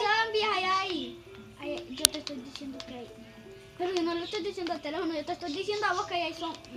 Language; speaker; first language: Spanish; native; Spanish